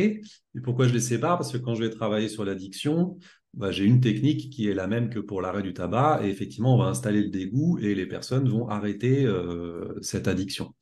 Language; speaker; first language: French; native; French